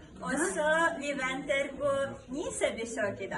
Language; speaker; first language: Norwegian; non-native, learner; Ukrainian